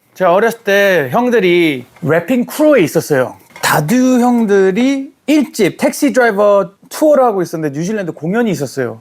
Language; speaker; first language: Korean; early bilingual, heritage; Korean